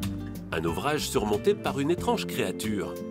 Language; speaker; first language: French; native; French